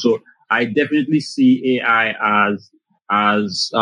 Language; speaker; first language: English; non-native, local second language; Yoruba